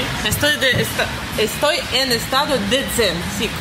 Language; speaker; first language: Spanish; non-native, learner; Russian